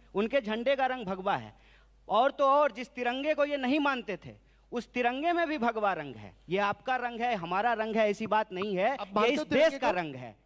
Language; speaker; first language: Hindi; native; Hindi